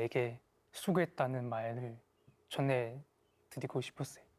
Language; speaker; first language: Korean; non-native, fluent; Chinese